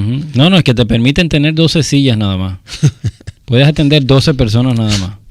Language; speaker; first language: Spanish; native; Spanish